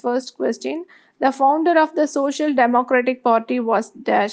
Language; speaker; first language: English; non-native, local second language; Tamil